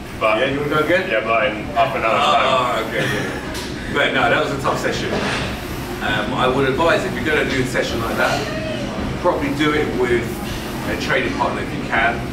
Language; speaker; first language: English; native; English